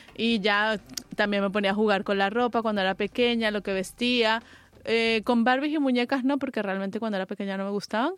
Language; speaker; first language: Spanish; native; Spanish